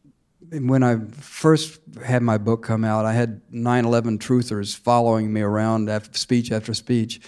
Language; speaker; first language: English; native; English